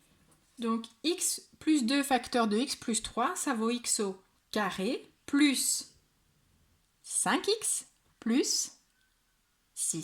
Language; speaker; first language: French; native; French